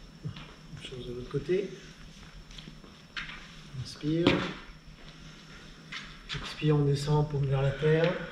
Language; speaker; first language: French; native; French